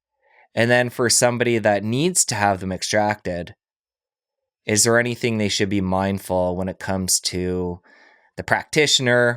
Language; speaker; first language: English; native; English